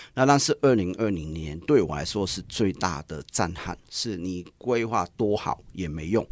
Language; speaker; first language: Chinese; non-native, local second language; Cantonese